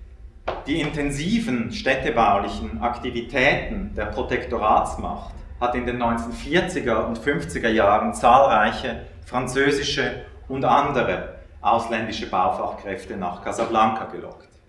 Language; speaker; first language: German; native; German